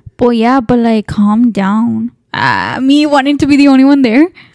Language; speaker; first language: English; early bilingual, other home language; Spanish